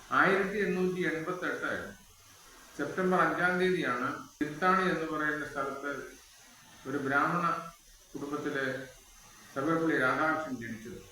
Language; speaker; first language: Malayalam; native; Malayalam